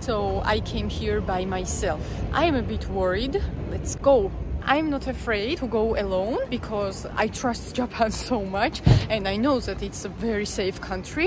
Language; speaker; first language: English; non-native, fluent; Georgian